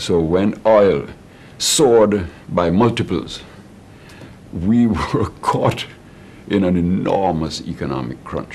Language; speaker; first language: English; native; English